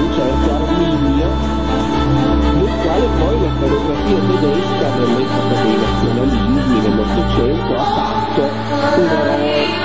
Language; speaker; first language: Italian; native; Italian